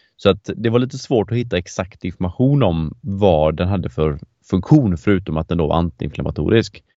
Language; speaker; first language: Swedish; native; Swedish